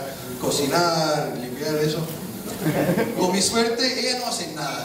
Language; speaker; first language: Spanish; non-native, fluent; English